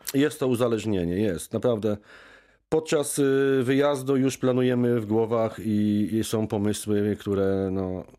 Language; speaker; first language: Polish; native; Polish